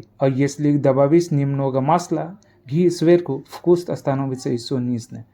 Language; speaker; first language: Russian; non-native, fluent; Hindi